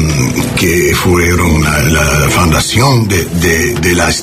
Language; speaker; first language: Spanish; non-native, learner; English